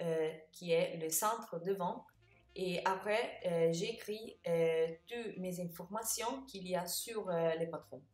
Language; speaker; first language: French; non-native, fluent; Italian